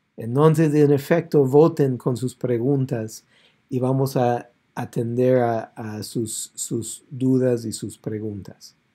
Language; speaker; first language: Spanish; non-native, fluent; English